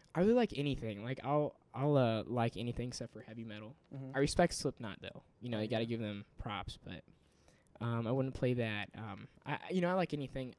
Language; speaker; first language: English; native; English